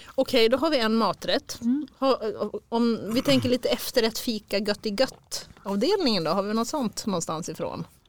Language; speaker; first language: Swedish; native; Swedish